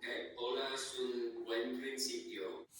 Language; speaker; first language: Spanish; non-native, fluent; English